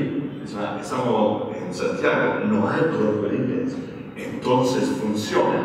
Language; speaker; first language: Spanish; non-native, fluent; Italian